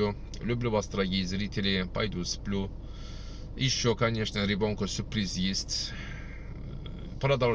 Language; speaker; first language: Russian; non-native, learner; Turkish